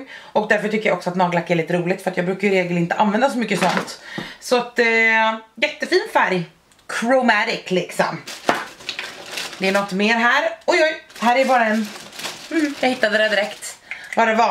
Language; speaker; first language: Swedish; native; Swedish